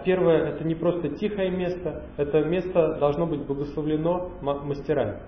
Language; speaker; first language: Russian; native; Russian